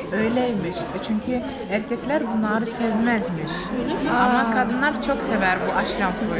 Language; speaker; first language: Turkish; early bilingual, heritage; Turkish